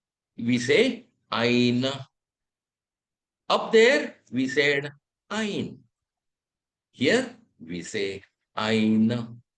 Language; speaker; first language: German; non-native, fluent; Telugu